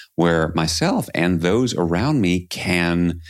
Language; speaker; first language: English; native; English